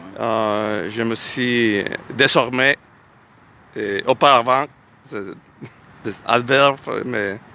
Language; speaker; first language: French; non-native, learner; Spanish